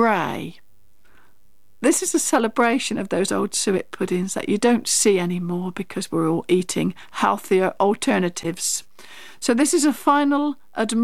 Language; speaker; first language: English; native; English